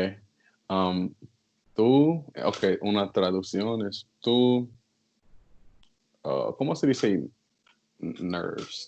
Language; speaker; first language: Spanish; non-native, learner; English